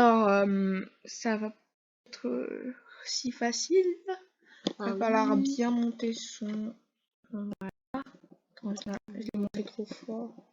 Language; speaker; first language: French; native; French